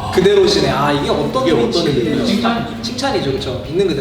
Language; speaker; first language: Korean; native; Korean